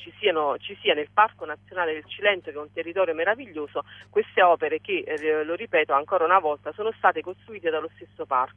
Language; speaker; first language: Italian; native; Italian